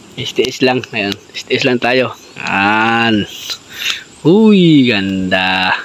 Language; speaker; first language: Filipino; non-native, local second language; Cebuano